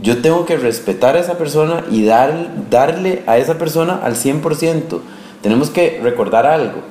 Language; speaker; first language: Spanish; native; Spanish